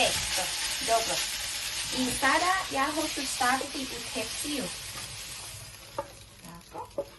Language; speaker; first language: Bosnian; non-native, learner; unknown